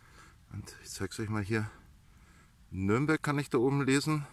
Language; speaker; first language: German; native; German